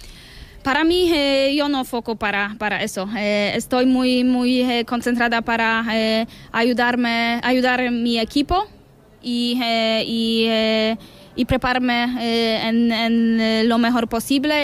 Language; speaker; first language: Spanish; non-native, learner; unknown